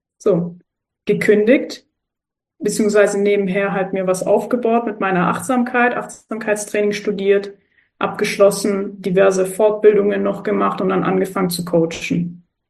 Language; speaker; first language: German; early bilingual, other home language; Turkish